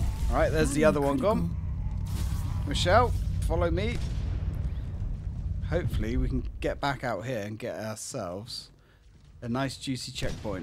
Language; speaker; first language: English; native; English